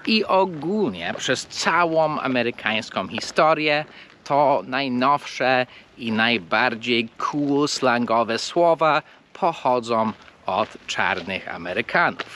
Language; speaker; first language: Polish; non-native, fluent; English